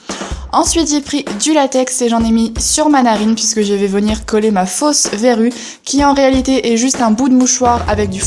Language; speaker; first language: French; native; French